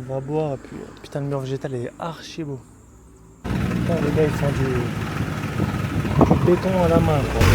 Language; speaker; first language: French; native; French